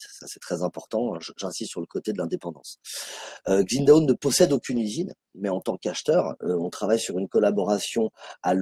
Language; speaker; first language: French; native; French